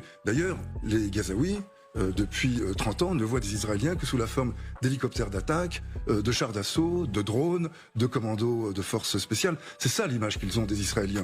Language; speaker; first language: French; native; French